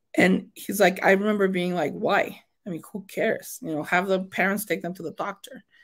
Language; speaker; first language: English; non-native, fluent; Spanish